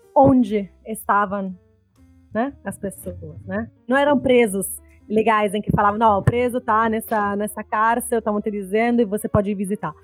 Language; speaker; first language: Portuguese; non-native, fluent; Italian